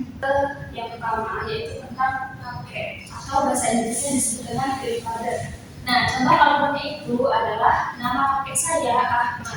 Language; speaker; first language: Indonesian; native; Indonesian